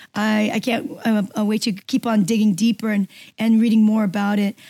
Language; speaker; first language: English; non-native, fluent; Korean